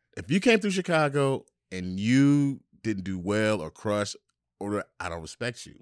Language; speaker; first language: English; native; English